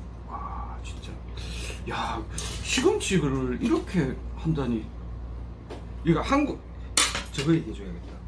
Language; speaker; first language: Korean; native; Korean